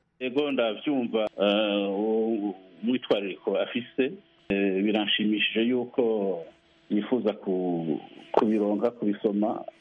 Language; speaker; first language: Rundi; native; Rundi